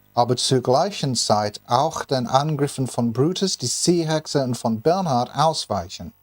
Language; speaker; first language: German; non-native, fluent; English